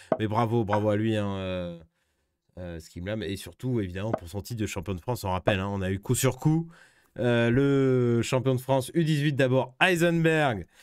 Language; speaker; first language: French; native; French